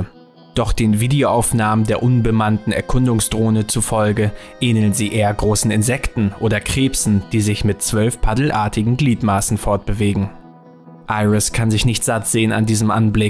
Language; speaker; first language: German; native; German